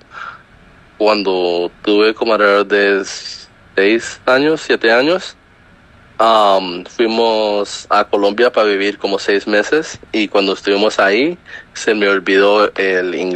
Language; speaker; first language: Spanish; early bilingual, heritage; Spanish